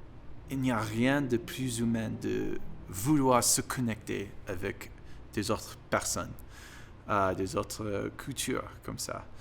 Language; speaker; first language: French; non-native, learner; English